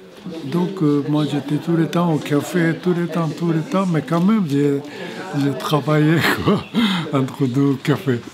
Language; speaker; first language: French; non-native, fluent; Japanese